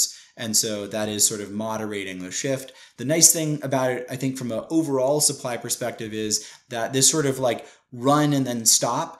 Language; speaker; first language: English; native; English